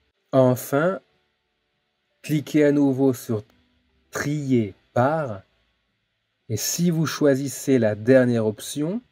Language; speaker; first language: French; native; French